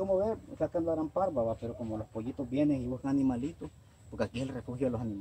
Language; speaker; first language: Spanish; native; Spanish